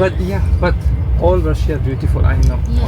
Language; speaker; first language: English; non-native, learner; Hindi